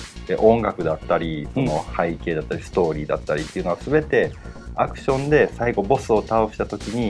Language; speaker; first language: Japanese; native; Japanese